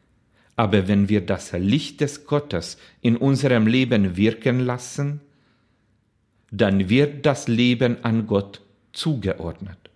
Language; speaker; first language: German; non-native, fluent; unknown